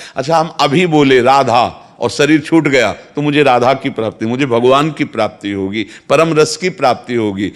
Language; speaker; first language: Hindi; native; Hindi